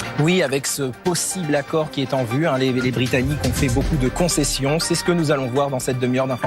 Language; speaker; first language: French; native; French